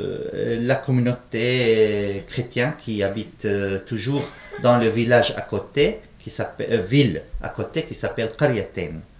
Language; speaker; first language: French; non-native, fluent; Arabic